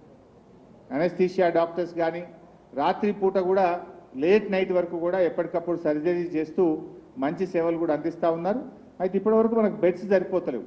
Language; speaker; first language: Telugu; native; Telugu